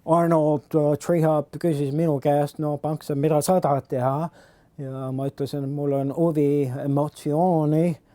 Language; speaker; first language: Estonian; early bilingual, heritage; Estonian